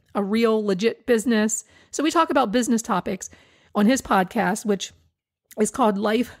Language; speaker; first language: English; native; English